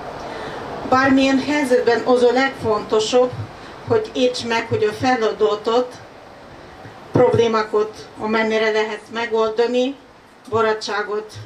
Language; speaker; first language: Hungarian; non-native, fluent; Ukrainian